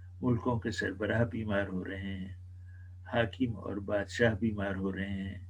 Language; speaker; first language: Urdu; native; Urdu